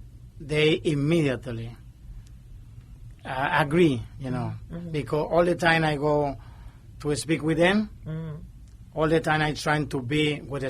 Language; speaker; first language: English; non-native, learner; Spanish